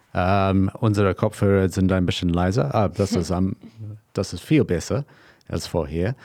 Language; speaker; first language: German; non-native, learner; English